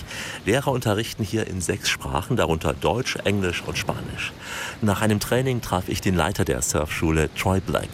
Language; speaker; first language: German; native; German